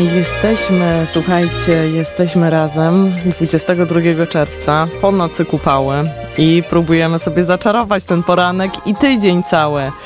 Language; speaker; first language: Polish; native; Polish